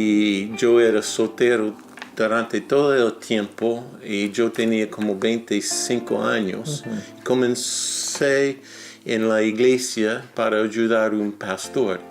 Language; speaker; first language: Spanish; non-native, fluent; English